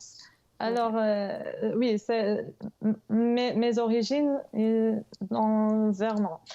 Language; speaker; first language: French; non-native, fluent; English